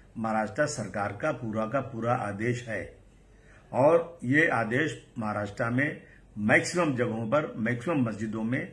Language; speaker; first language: Hindi; native; Hindi